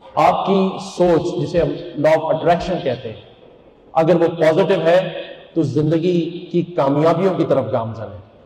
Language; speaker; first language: Urdu; native; Urdu